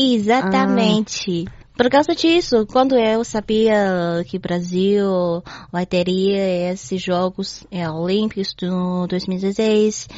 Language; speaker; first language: Portuguese; non-native, learner; Chinese